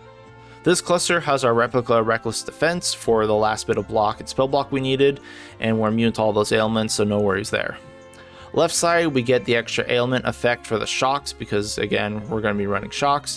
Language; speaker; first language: English; native; English